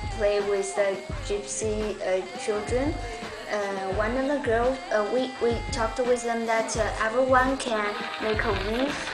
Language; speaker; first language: English; non-native, learner; Chinese